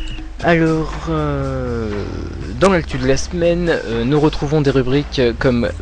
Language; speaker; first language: French; native; French